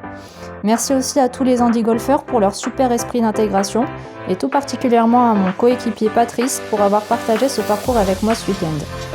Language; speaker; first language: French; native; French